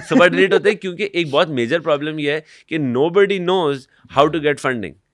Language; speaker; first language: Urdu; native; Urdu